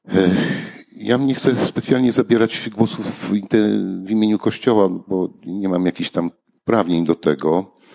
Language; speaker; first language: Polish; native; Polish